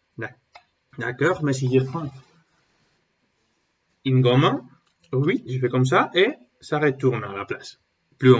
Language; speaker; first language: French; non-native, learner; Spanish